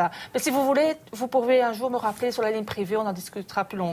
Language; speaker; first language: French; native; French